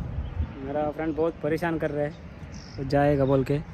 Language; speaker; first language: Hindi; non-native, local second language; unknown